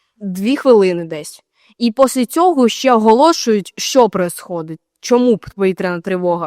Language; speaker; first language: Ukrainian; native; Ukrainian